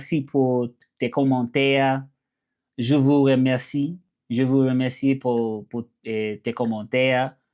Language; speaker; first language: French; non-native, learner; English